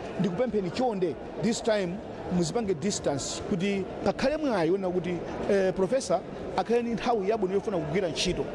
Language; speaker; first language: Nyanja; native; Nyanja